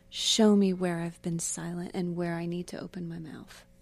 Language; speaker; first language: English; native; English